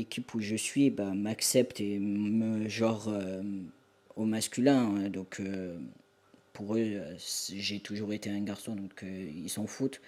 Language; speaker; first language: French; native; French